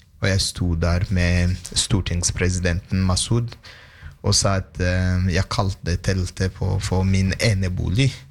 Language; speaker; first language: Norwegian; non-native, fluent; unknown